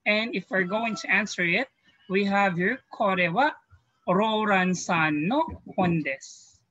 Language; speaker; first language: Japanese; non-native, fluent; Filipino